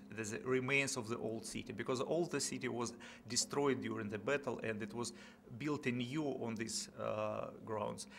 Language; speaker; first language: English; non-native, fluent; Russian